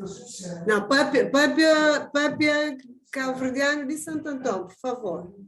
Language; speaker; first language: Portuguese; non-native, local second language; Kabuverdianu